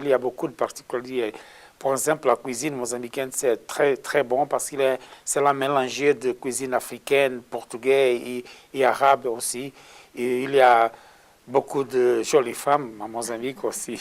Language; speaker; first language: French; non-native, learner; Portuguese